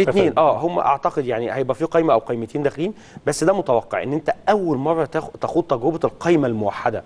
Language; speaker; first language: Arabic; native; Arabic